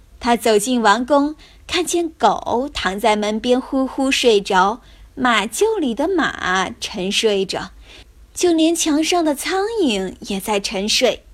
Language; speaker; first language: Chinese; native; Chinese